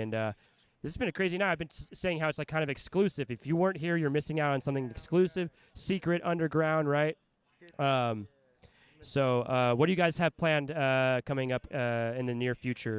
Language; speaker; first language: English; native; English